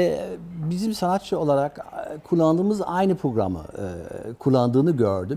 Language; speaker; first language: Turkish; early bilingual, other home language; German